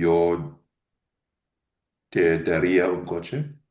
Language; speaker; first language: Spanish; non-native, learner; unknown